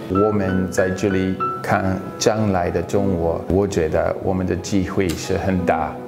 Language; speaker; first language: Chinese; non-native, fluent; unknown